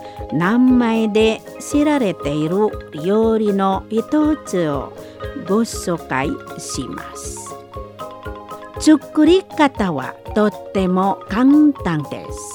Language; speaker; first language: Japanese; non-native, learner; Indonesian